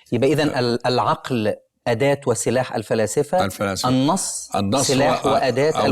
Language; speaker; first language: Arabic; native; Arabic